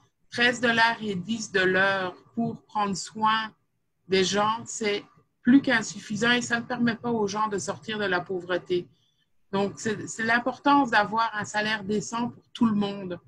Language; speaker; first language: French; native; French